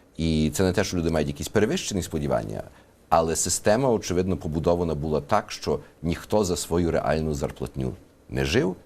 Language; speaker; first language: Ukrainian; early bilingual, heritage; Ukrainian